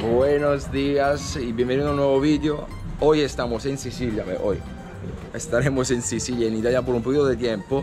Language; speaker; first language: Spanish; non-native, fluent; Italian